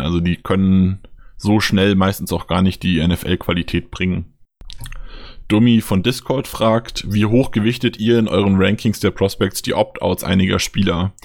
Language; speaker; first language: German; native; German